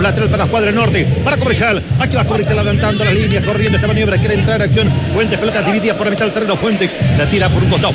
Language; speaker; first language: Spanish; native; Spanish